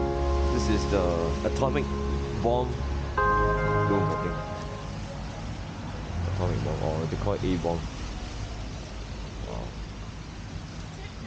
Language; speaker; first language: English; non-native, local second language; Chinese